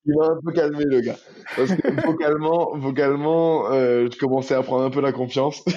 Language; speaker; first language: French; native; French